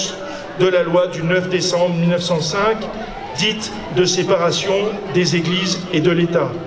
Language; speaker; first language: French; native; French